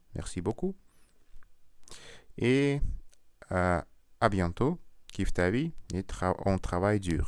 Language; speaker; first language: French; non-native, learner; Russian